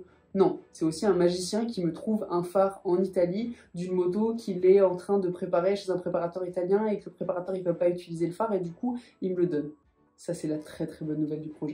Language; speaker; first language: French; native; French